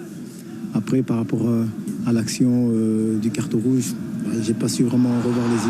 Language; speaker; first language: French; native; French